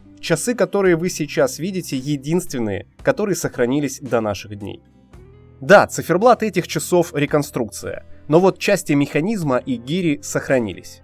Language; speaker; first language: Russian; native; Russian